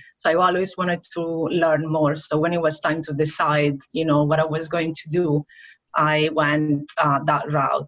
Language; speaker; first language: English; non-native, fluent; Italian